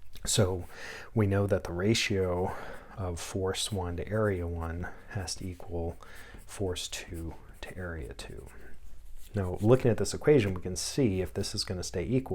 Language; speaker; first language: English; native; English